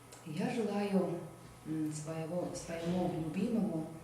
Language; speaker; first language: Russian; non-native, learner; Estonian